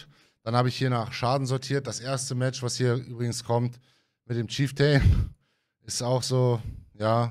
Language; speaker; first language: German; native; German